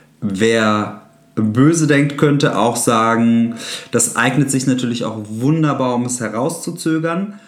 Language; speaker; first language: German; native; German